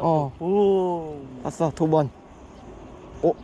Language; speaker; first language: Korean; non-native, learner; Thai